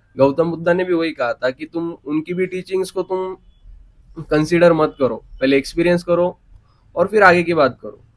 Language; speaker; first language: Hindi; non-native, local second language; Marathi